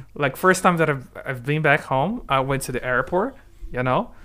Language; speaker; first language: English; non-native, fluent; Portuguese